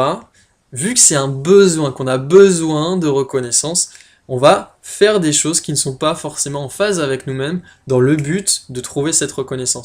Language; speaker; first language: French; native; French